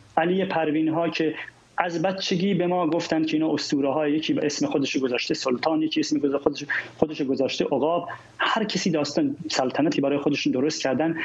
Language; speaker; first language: Persian; non-native, local second language; Kurdish